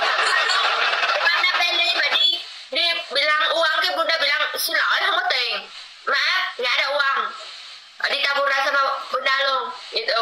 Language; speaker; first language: Indonesian; non-native, learner; Vietnamese